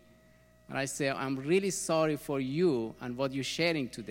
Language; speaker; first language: English; non-native, learner; Persian